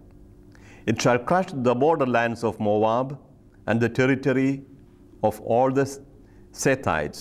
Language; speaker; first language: English; non-native, local second language; Malayalam